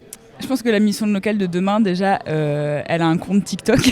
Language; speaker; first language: French; native; French